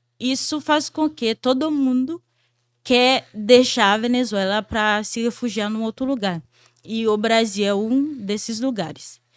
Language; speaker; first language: Portuguese; non-native, fluent; Haitian Creole